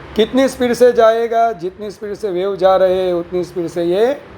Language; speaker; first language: Hindi; non-native, local second language; Gujarati